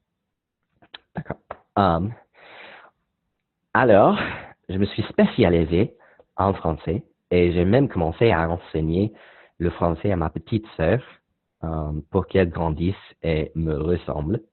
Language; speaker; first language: French; non-native, learner; English